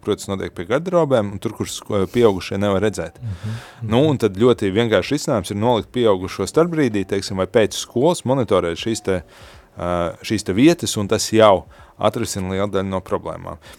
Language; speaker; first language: Latvian; native; Latvian